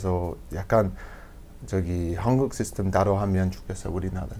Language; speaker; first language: Korean; non-native, learner; English